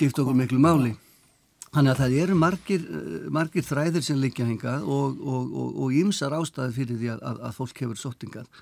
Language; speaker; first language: Icelandic; native; Icelandic